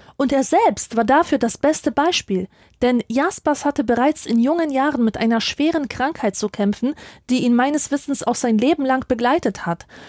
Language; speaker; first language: German; early bilingual, other home language; Polish